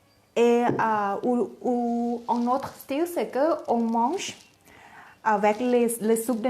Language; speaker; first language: French; non-native, fluent; Thai